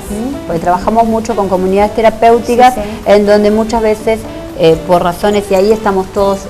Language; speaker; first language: Spanish; native; Spanish